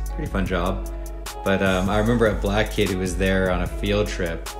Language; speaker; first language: English; native; English